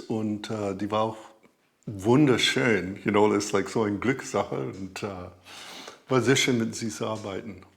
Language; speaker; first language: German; early bilingual, heritage; English